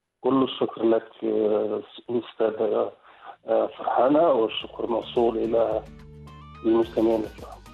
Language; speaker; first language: Arabic; non-native, local second language; Riffian